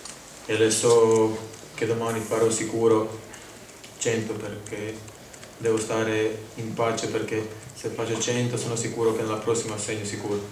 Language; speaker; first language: Italian; non-native, learner; Croatian